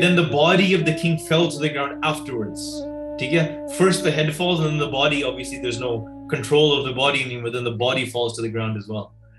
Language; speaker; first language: English; early bilingual, other home language; Punjabi